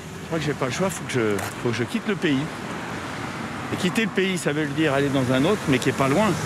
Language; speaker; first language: French; native; French